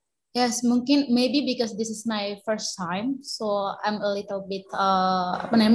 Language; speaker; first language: English; non-native, learner; Indonesian